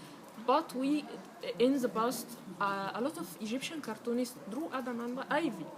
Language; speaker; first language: English; non-native, learner; Arabic